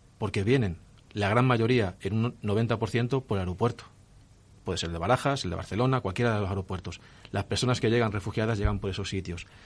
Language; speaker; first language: Spanish; native; Spanish